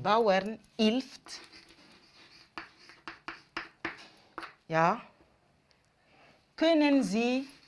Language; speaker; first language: German; non-native, fluent; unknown